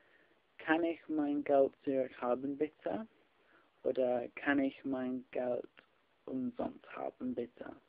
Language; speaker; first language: German; non-native, learner; English